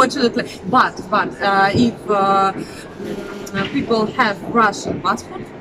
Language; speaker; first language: English; non-native, learner; Russian